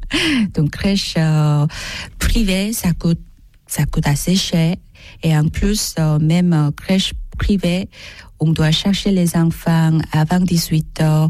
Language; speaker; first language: French; non-native, learner; Korean